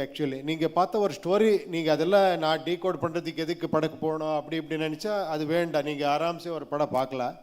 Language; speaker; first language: Tamil; non-native, learner; Kannada